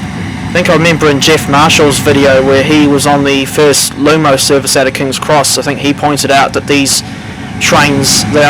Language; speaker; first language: English; native; English